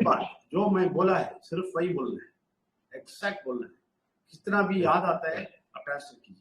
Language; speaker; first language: Hindi; non-native, local second language; Telugu